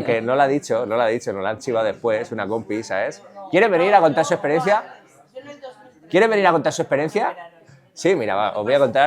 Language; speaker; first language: Spanish; native; Spanish